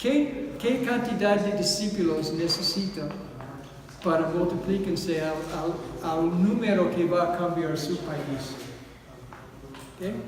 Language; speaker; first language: Spanish; non-native, fluent; English